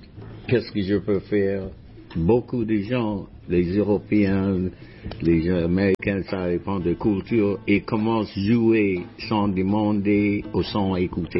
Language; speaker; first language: French; non-native, fluent; English